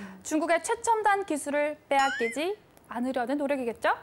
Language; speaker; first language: Korean; native; Korean